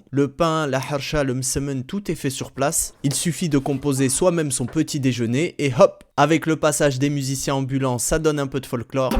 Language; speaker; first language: French; native; French